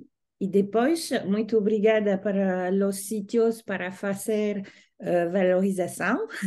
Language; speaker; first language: Portuguese; non-native, learner; Spanish